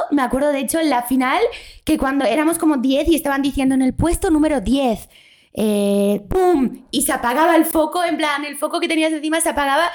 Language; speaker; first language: Spanish; early bilingual, other home language; Polish